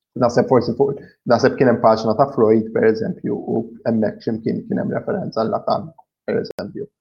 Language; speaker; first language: Maltese; early bilingual, other home language; English